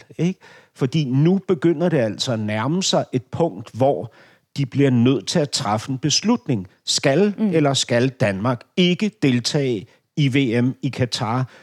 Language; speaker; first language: Danish; native; Danish